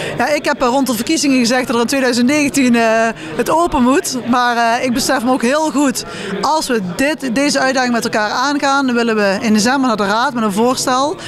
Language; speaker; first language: Dutch; native; Dutch